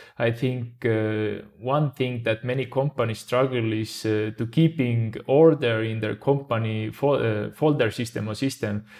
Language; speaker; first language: English; non-native, fluent; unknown